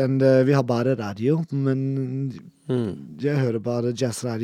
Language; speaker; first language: Norwegian; non-native, learner; German